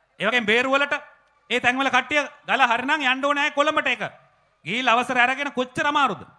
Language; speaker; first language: Sinhala; native; Sinhala